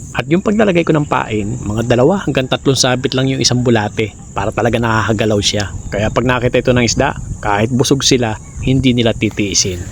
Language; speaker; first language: Filipino; non-native, local second language; Cebuano